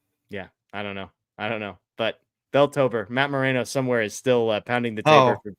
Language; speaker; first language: English; native; English